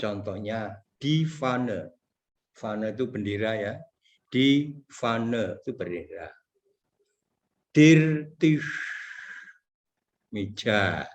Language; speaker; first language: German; non-native, learner; Indonesian